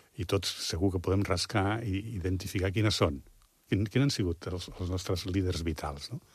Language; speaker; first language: Catalan; native; Catalan